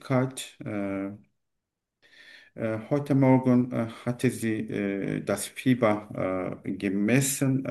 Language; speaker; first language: German; non-native, fluent; Turkish